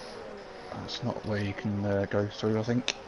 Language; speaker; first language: English; native; English